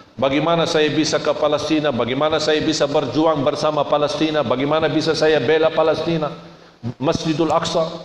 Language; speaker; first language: Indonesian; non-native, fluent; Arabic